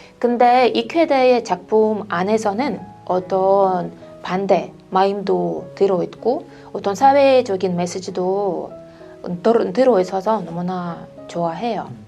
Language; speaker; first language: Korean; non-native, fluent; Russian